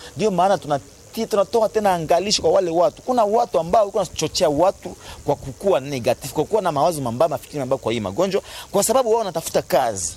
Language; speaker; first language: Swahili; non-native, local second language; Nande